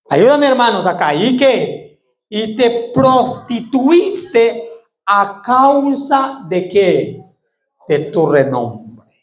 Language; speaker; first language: Spanish; native; Spanish